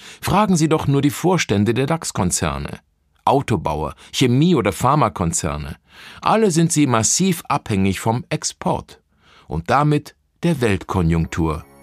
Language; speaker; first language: German; native; German